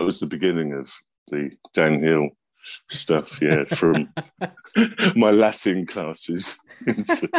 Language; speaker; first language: English; native; English